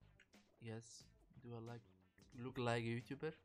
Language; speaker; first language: English; non-native, learner; Central Kurdish